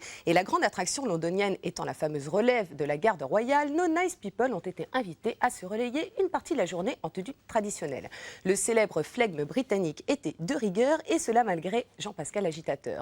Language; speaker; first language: French; native; French